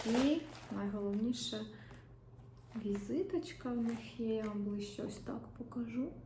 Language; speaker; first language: Ukrainian; non-native, local second language; Russian